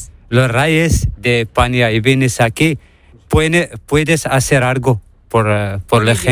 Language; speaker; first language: Spanish; non-native, learner; Arabic